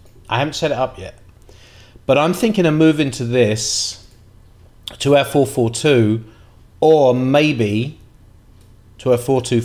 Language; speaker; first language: English; native; English